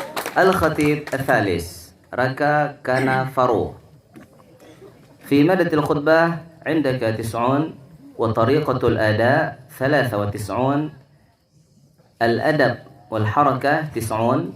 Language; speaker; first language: Arabic; non-native, fluent; Indonesian